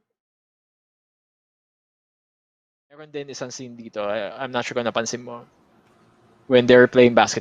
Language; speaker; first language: Filipino; native; Filipino